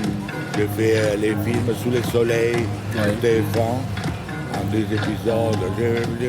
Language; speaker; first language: French; non-native, fluent; Italian